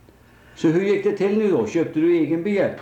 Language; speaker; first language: Swedish; native; Swedish